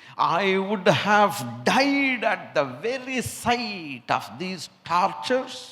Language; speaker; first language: English; non-native, local second language; Tamil